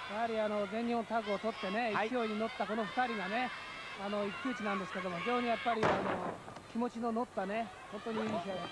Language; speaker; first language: Japanese; native; Japanese